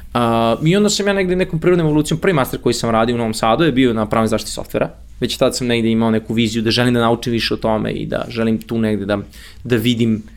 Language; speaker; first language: Serbian; native; Serbian